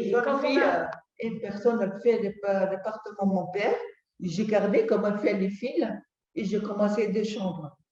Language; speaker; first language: French; non-native, learner; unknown